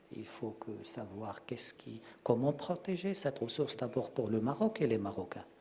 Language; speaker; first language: French; non-native, local second language; Arabic